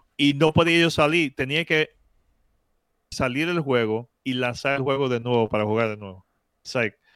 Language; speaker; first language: Spanish; early bilingual, heritage; Spanish